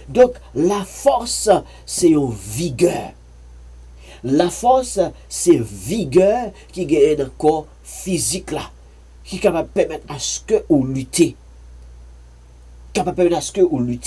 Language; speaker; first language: French; non-native, learner; Haitian Creole